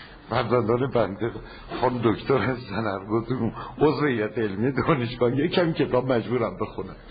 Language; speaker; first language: Persian; non-native, fluent; German